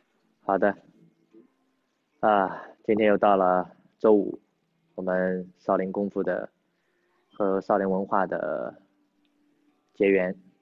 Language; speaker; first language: Chinese; native; Chinese